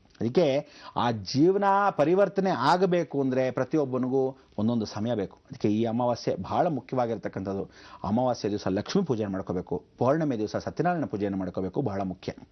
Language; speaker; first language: Kannada; native; Kannada